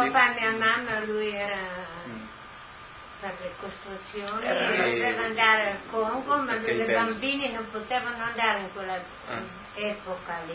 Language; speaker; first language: Italian; non-native, local second language; Friulian